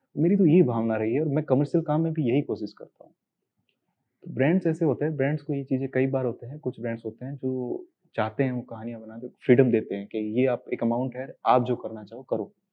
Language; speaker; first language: Hindi; native; Hindi